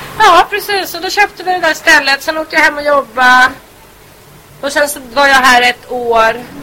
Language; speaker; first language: Swedish; native; Swedish